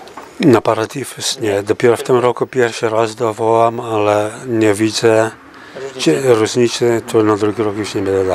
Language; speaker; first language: Polish; early bilingual, heritage; Polish